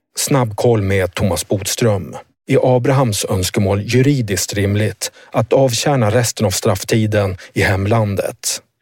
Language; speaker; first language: Swedish; native; Swedish